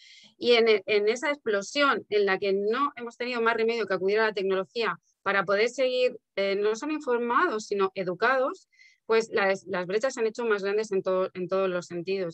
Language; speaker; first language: Spanish; native; Spanish